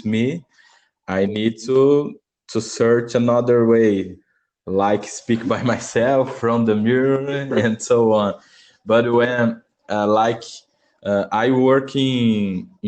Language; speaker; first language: English; non-native, learner; Portuguese